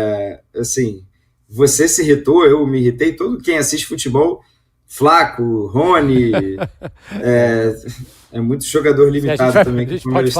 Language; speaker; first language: Portuguese; native; Portuguese